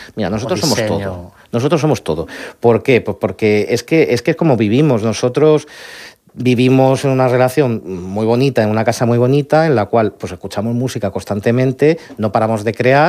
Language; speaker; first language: Spanish; native; Spanish